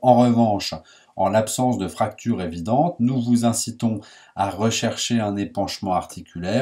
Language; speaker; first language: French; native; French